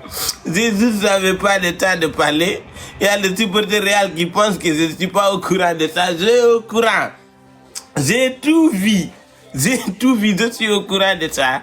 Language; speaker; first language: French; non-native, local second language; Wolof